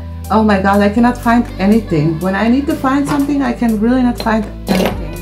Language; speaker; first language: English; non-native, fluent; Macedonian